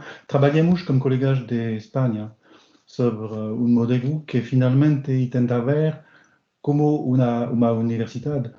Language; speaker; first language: Portuguese; non-native, learner; French